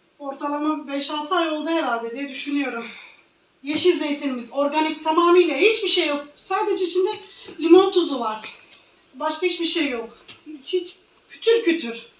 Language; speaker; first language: Turkish; native; Turkish